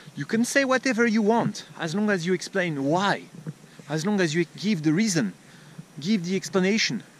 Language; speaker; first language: English; non-native, fluent; French